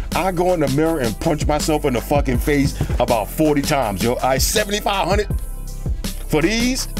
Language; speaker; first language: English; native; English